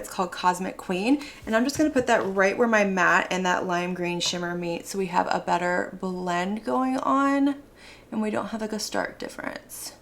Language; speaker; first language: English; native; English